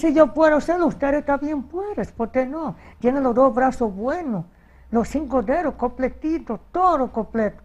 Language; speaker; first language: Spanish; early bilingual, heritage; Spanish